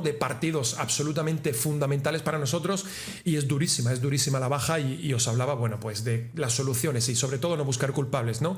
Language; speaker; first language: Spanish; native; Spanish